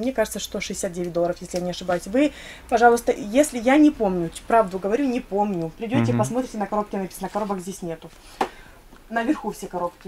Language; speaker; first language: Russian; native; Russian